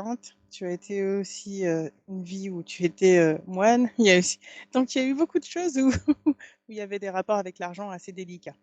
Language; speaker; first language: French; native; French